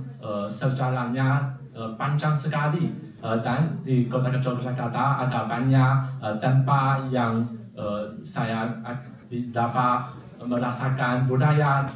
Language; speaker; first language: Indonesian; non-native, fluent; Chinese